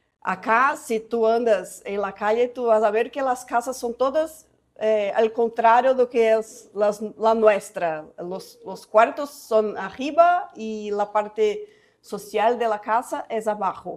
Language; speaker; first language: Spanish; non-native, fluent; Portuguese